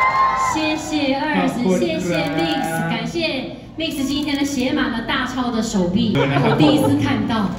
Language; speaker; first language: Chinese; native; Chinese